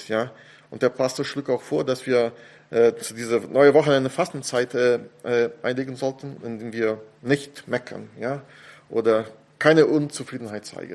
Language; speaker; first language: German; non-native, fluent; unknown